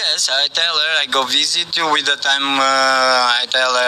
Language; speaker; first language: English; non-native, learner; Portuguese